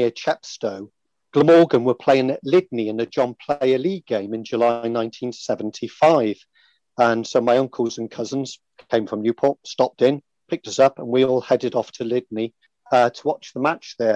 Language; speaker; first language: English; native; English